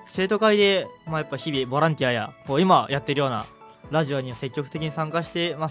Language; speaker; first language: Japanese; native; Japanese